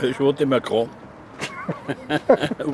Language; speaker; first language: French; native; French